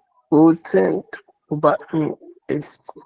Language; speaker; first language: German; non-native, learner; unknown